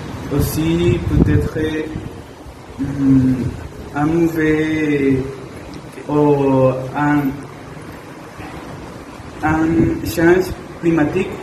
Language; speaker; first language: French; non-native, learner; Spanish